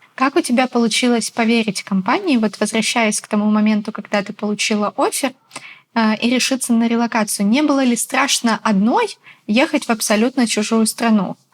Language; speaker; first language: Russian; native; Russian